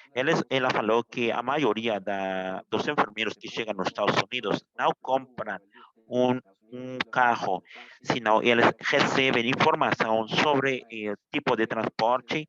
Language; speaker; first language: Portuguese; non-native, fluent; Spanish